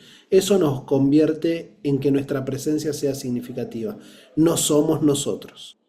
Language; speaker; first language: Spanish; native; Spanish